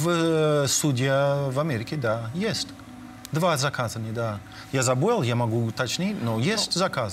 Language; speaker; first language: Russian; non-native, fluent; English